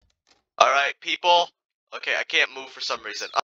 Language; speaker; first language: English; native; English